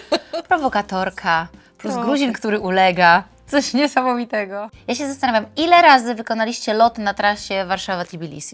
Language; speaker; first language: Polish; native; Polish